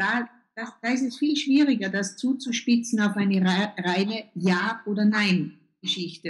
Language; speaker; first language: German; native; German